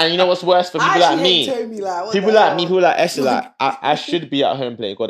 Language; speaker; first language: English; native; English